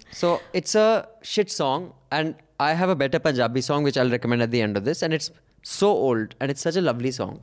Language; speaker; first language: English; non-native, local second language; Punjabi